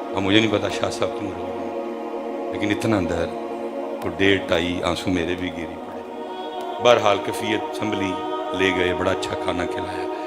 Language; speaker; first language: Urdu; non-native, local second language; Punjabi